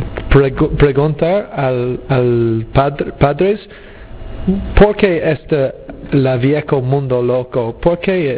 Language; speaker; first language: Spanish; non-native, learner; English